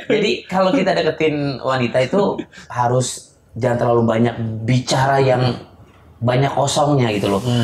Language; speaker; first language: Indonesian; native; Indonesian